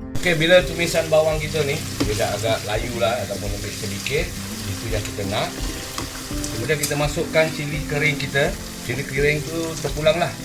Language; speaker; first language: Malay; native; Malay